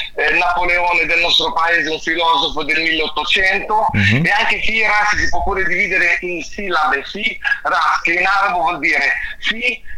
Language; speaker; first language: Italian; non-native, fluent; Arabic